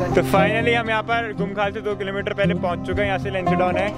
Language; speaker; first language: Hindi; native; Hindi